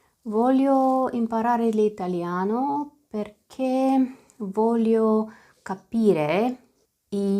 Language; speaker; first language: Italian; non-native, learner; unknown